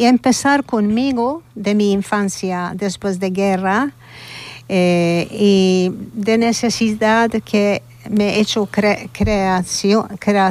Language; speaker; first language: Spanish; non-native, learner; Hungarian